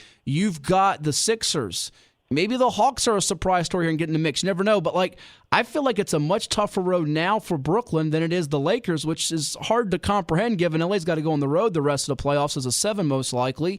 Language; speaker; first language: English; native; English